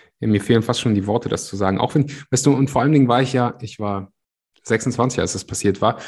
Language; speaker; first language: German; early bilingual, other home language; Russian